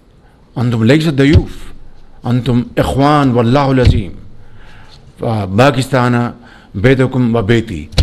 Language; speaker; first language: Arabic; non-native, learner; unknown